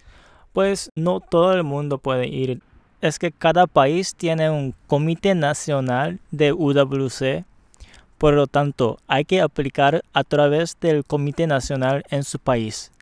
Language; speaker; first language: Spanish; non-native, fluent; Japanese